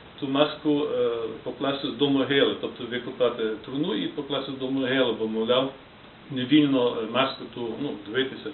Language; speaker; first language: Ukrainian; early bilingual, heritage; Ukrainian